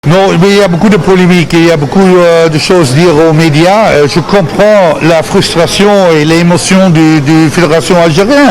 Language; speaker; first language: French; non-native, fluent; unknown